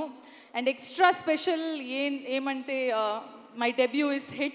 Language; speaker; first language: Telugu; non-native, learner; Kannada